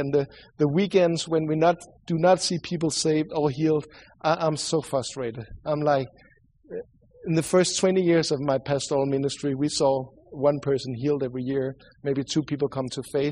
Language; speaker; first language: English; non-native, fluent; Swedish